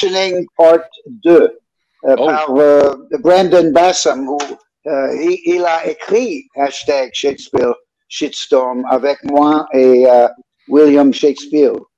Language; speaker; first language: French; non-native, learner; English